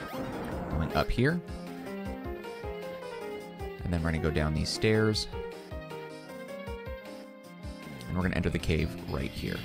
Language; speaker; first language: English; native; English